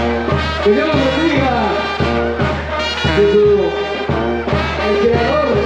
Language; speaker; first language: Spanish; native; Spanish